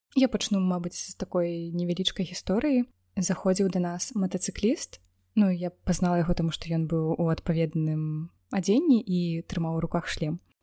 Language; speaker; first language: Belarusian; non-native, local second language; Russian